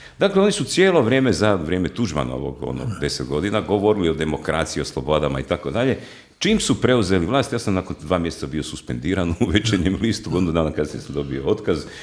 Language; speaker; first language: Croatian; native; Croatian